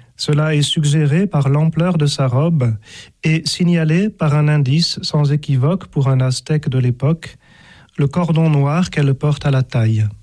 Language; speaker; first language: French; native; French